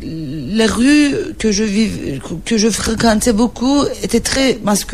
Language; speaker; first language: French; non-native, learner; Turkish